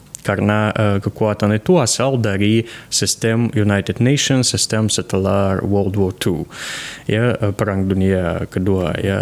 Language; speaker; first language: Indonesian; non-native, fluent; Russian